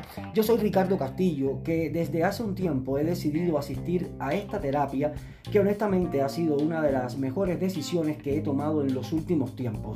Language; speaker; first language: Spanish; native; Spanish